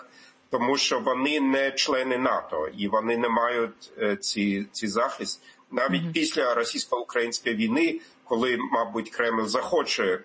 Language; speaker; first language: Ukrainian; non-native, fluent; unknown